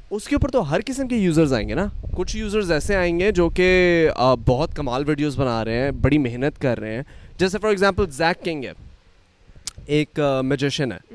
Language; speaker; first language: Urdu; native; Urdu